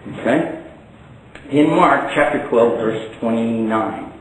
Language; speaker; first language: English; native; English